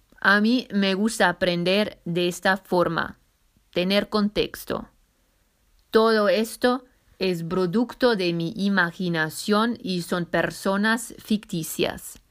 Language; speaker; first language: Spanish; non-native, fluent; German